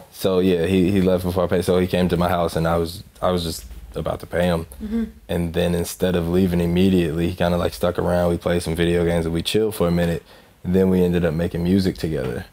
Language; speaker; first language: English; native; English